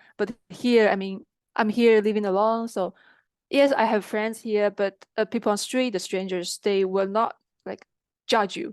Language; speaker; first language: English; non-native, fluent; Chinese